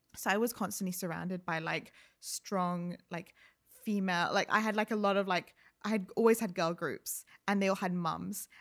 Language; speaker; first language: English; native; English